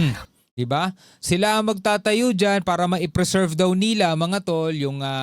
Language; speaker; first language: Filipino; native; Filipino